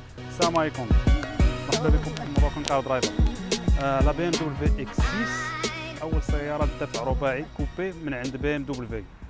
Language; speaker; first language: Arabic; native; Arabic